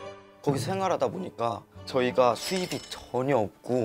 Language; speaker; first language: Korean; native; Korean